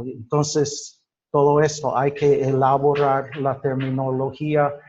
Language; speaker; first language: Spanish; non-native, fluent; English